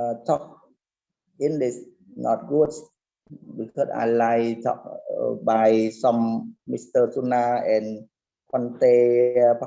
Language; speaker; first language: English; non-native, learner; Khmer